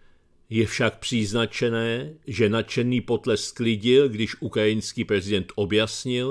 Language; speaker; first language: Czech; native; Czech